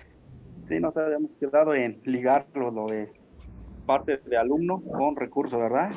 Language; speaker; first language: Spanish; native; Spanish